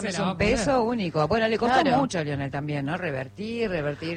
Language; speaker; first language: Spanish; native; Spanish